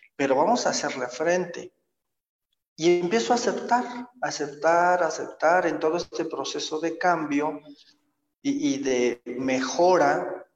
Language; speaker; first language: Spanish; native; Spanish